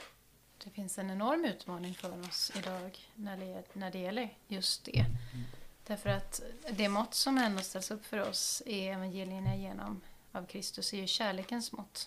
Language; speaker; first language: Swedish; native; Swedish